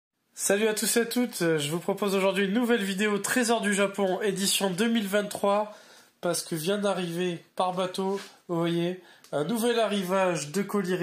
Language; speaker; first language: French; native; French